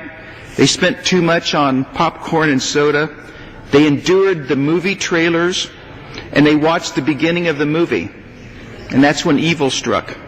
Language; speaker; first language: English; native; English